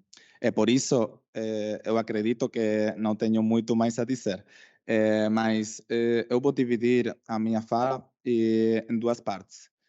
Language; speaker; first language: Portuguese; non-native, fluent; Spanish